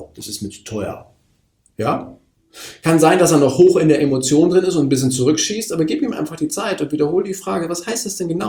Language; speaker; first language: German; native; German